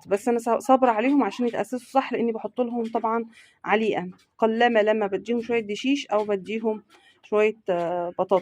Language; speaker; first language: Arabic; native; Arabic